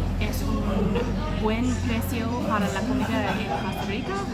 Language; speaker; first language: Spanish; non-native, learner; English